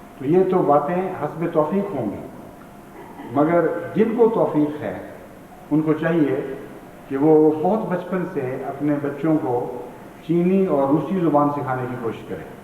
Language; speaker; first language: Urdu; native; Urdu